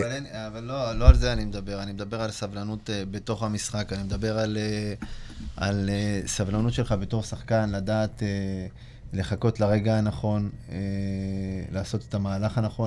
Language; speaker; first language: Hebrew; native; Hebrew